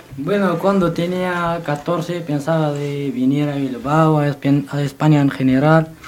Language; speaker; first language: Spanish; non-native, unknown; Berber languages